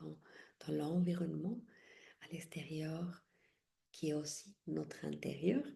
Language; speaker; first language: French; non-native, fluent; Spanish